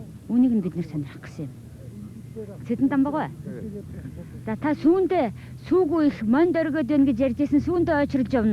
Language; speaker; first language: Mongolian; native; Mongolian